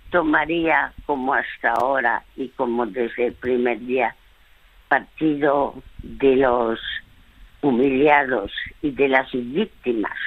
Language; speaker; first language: Spanish; non-native, fluent; French